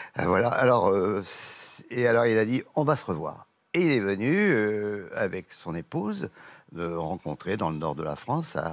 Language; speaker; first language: French; native; French